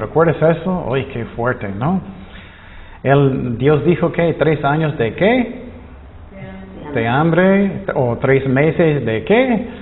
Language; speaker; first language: Spanish; non-native, fluent; English